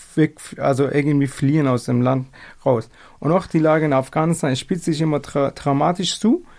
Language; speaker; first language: German; non-native, fluent; Persian